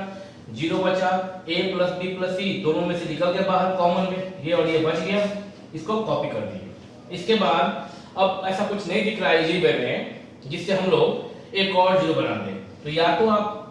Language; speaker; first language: Hindi; native; Hindi